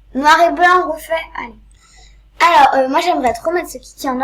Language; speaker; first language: French; native; French